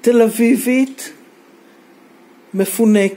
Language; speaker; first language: Hebrew; native; Hebrew